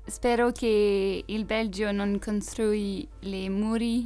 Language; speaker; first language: Italian; non-native, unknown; French